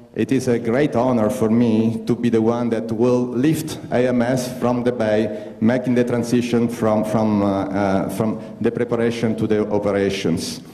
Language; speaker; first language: English; non-native, fluent; Italian